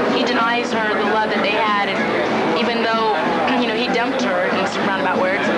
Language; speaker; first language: English; native; English